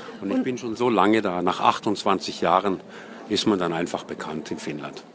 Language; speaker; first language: German; native; German